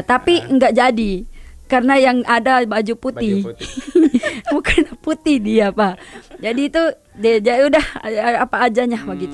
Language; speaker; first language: Indonesian; non-native, fluent; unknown